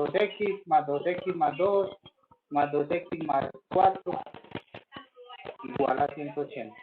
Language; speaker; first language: Spanish; native; Spanish